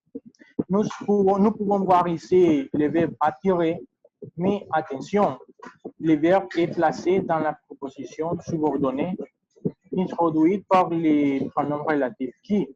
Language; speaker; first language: French; non-native, learner; Spanish